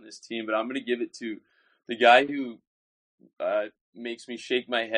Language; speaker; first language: English; native; English